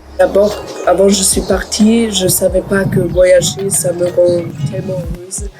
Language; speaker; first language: French; non-native, learner; German